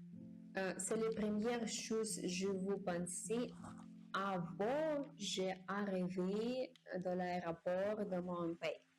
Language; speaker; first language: French; non-native, learner; Japanese